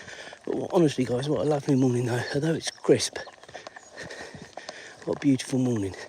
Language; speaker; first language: English; native; English